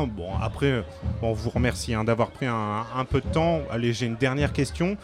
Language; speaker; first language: French; native; French